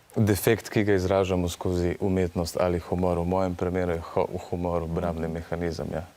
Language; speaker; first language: Slovenian; early bilingual, other home language; Serbian